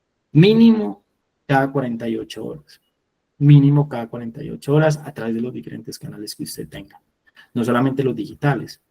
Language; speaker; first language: Spanish; native; Spanish